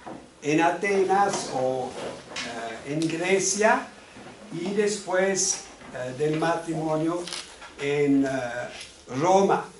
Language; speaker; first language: Spanish; non-native, fluent; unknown